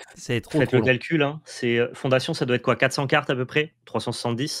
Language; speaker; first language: French; native; French